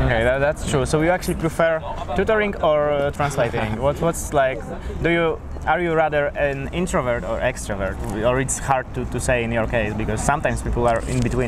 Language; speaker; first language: English; non-native, fluent; Polish